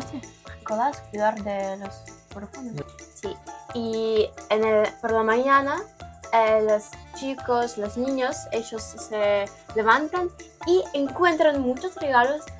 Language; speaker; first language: Spanish; non-native, learner; Ukrainian